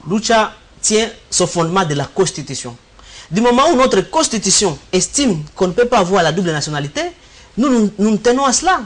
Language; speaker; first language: French; non-native, local second language; Swahili